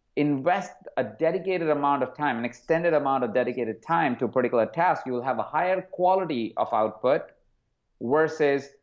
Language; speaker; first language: English; non-native, local second language; Hindi